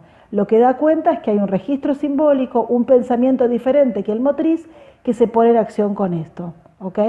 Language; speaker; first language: Spanish; native; Spanish